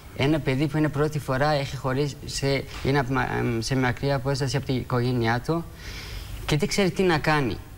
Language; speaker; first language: Greek; non-native, fluent; Persian